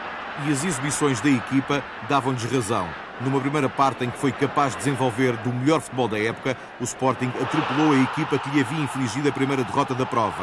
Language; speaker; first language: Portuguese; native; Portuguese